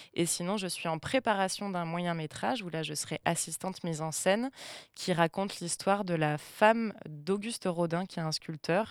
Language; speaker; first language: French; native; French